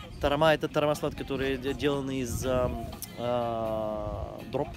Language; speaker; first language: Russian; non-native, learner; Bulgarian